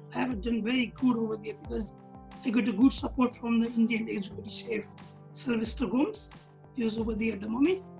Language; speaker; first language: English; non-native, local second language; Nepali